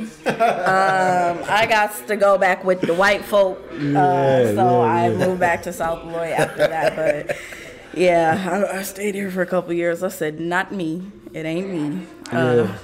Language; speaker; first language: English; native; English